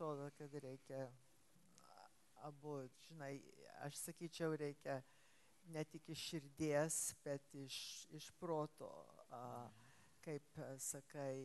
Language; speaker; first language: Lithuanian; early bilingual, heritage; English